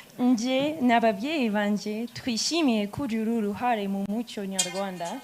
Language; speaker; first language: Kinyarwanda; non-native, learner; English